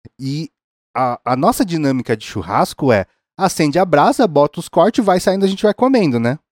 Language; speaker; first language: Portuguese; native; Portuguese